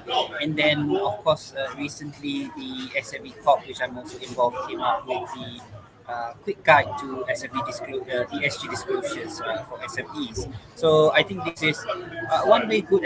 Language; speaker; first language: English; non-native, local second language; Malay